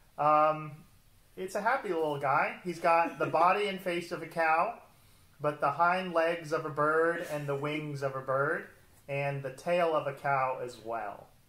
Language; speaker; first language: English; native; English